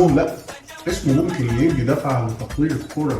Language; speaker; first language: Arabic; native; Arabic